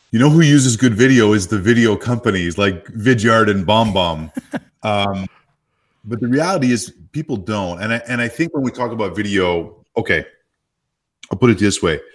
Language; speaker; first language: English; native; English